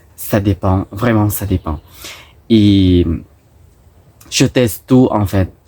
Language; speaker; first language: French; non-native, fluent; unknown